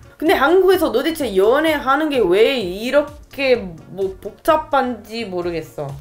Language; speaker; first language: Korean; non-native, fluent; Italian